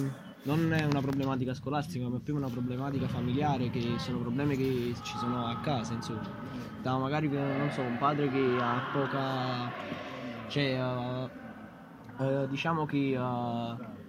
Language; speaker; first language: Italian; native; Italian